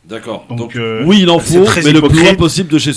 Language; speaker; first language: French; native; French